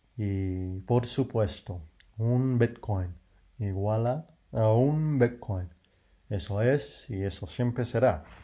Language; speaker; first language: Spanish; non-native, fluent; English